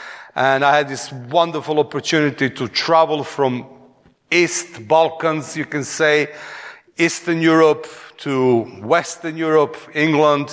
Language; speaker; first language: English; non-native, fluent; Serbian